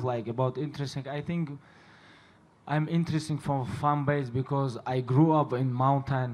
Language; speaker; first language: English; non-native, learner; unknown